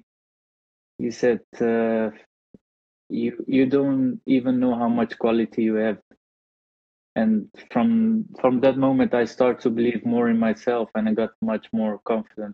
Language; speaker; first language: English; non-native, fluent; Dutch